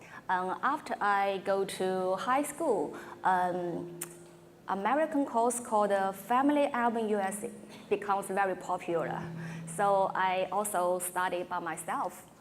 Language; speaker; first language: English; non-native, fluent; Chinese